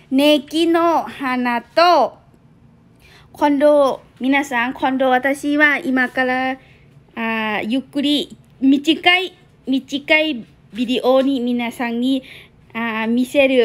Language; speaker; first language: Japanese; non-native, learner; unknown